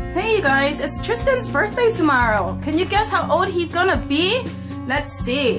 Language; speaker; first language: English; native; English